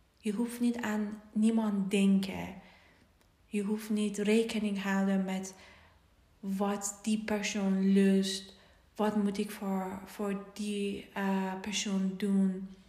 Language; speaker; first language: Dutch; non-native, fluent; Persian